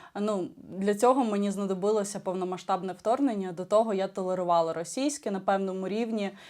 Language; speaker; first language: Ukrainian; non-native, local second language; Russian